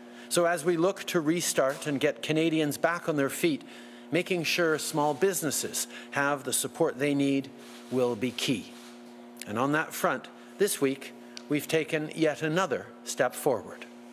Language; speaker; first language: English; early bilingual, other home language; French